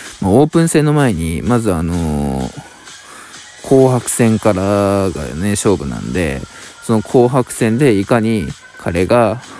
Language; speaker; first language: Japanese; native; Japanese